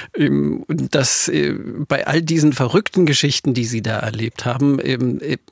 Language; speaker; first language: German; native; German